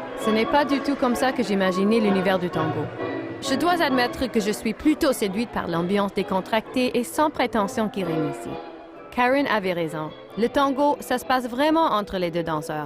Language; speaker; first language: French; native; French